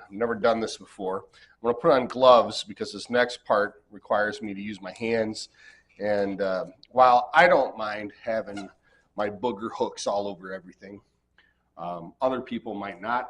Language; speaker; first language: English; native; English